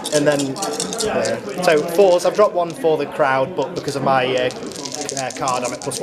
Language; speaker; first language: English; native; English